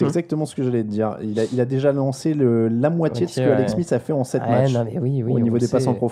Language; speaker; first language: French; native; French